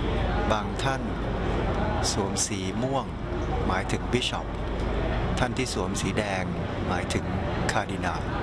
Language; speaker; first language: Thai; native; Thai